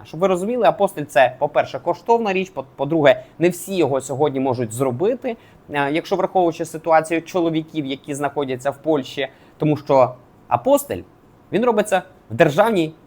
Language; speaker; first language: Ukrainian; native; Ukrainian